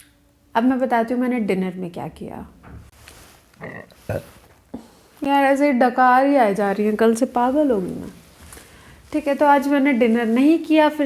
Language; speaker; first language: Hindi; native; Hindi